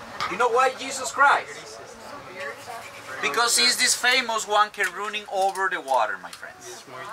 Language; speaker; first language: English; non-native, learner; Spanish